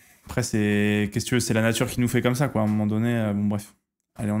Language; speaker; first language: French; native; French